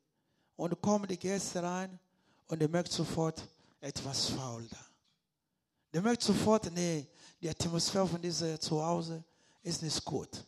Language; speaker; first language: German; non-native, learner; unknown